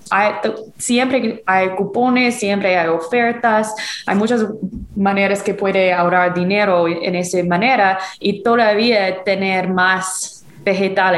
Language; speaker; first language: Spanish; non-native, fluent; English